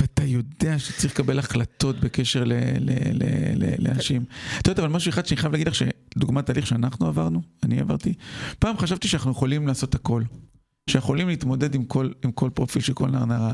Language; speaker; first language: Hebrew; native; Hebrew